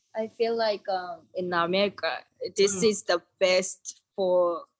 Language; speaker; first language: English; non-native, learner; Japanese